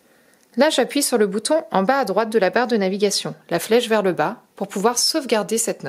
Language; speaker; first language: French; native; French